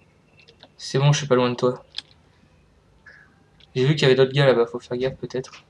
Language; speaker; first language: French; native; French